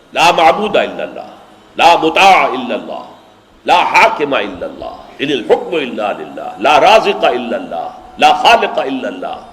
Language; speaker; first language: Urdu; native; Urdu